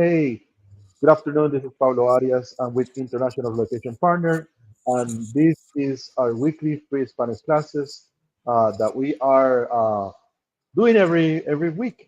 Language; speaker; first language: English; non-native, fluent; Spanish